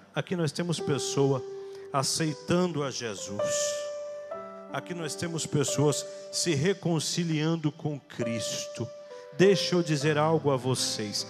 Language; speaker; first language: Portuguese; native; Portuguese